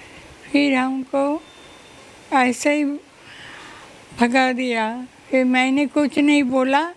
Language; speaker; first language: Hindi; non-native, local second language; Bangla